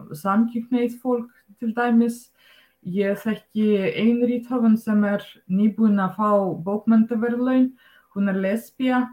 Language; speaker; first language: Icelandic; non-native, fluent; Russian